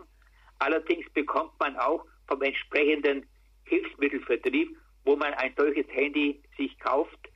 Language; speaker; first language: German; native; German